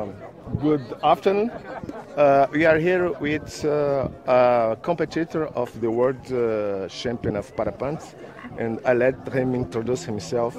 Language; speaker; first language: English; non-native, learner; French